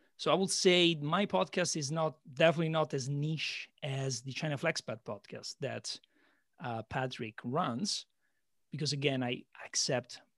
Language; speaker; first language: English; non-native, fluent; Italian